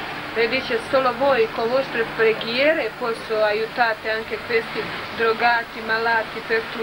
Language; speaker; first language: Italian; non-native, learner; Croatian